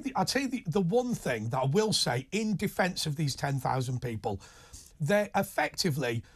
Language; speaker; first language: English; native; English